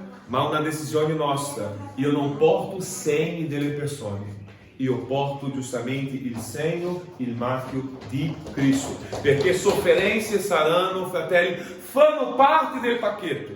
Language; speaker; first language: Italian; non-native, fluent; Portuguese